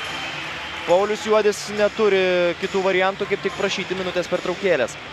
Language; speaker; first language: Lithuanian; native; Lithuanian